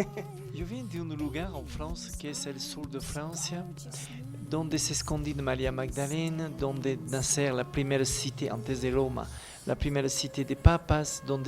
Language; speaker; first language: Spanish; non-native, learner; French